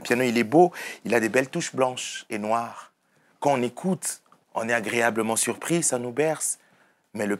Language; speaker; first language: French; native; French